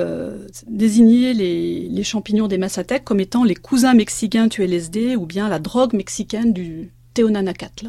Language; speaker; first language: French; native; French